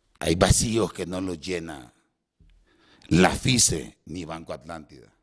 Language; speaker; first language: Spanish; native; Spanish